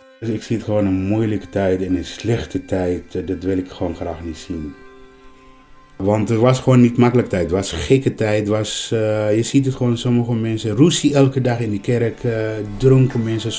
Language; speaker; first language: Dutch; non-native, learner; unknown